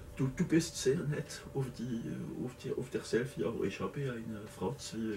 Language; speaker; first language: German; non-native, learner; French